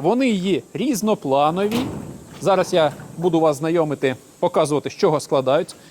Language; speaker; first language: Ukrainian; native; Ukrainian